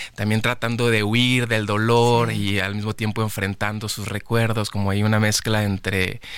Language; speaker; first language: Spanish; native; Spanish